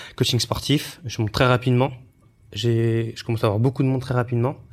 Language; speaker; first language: French; early bilingual, other home language; Chinese